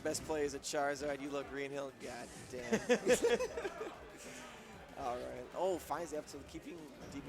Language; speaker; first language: English; native; English